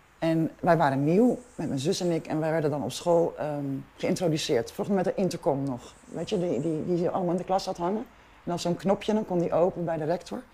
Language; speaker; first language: Dutch; non-native, local second language; Papiamento